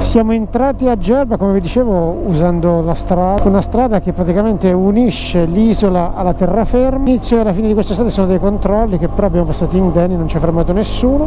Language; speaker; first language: Italian; native; Italian